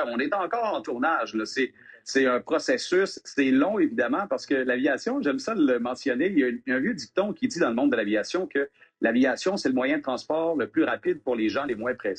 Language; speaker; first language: French; native; French